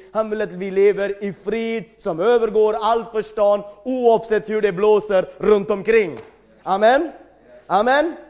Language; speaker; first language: Swedish; non-native, fluent; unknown